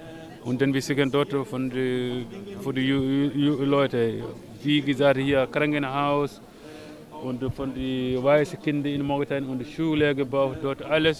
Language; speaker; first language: German; non-native, learner; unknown